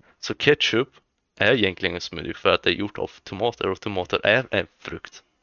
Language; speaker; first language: Swedish; early bilingual, other home language; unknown